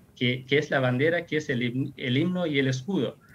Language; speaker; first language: Spanish; non-native, fluent; Persian